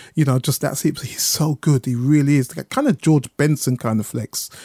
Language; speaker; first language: English; native; English